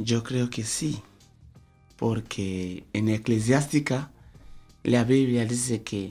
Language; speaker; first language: Spanish; non-native, fluent; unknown